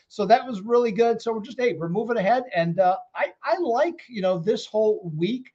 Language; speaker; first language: English; native; English